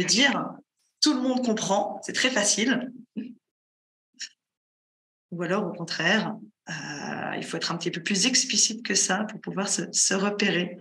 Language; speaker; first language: French; native; French